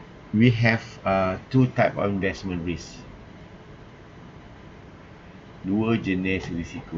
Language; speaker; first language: English; non-native, local second language; Malay